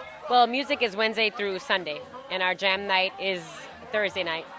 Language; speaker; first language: English; native; English